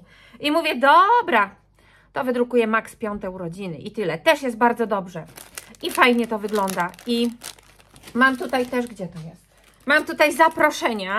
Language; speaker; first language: Polish; native; Polish